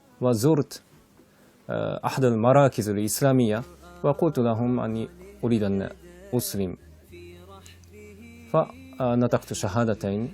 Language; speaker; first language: Arabic; non-native, fluent; Japanese